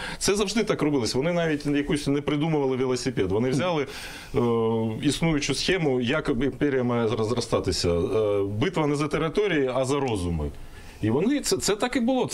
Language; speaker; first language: Ukrainian; non-native, local second language; Russian